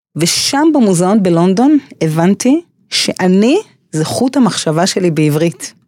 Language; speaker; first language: Hebrew; early bilingual, other home language; English